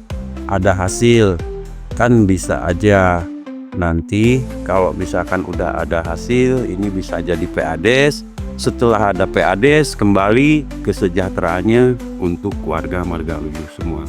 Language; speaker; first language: Indonesian; non-native, local second language; Sundanese